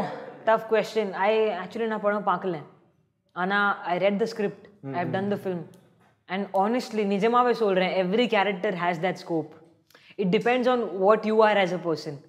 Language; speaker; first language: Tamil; non-native, learner; Hindi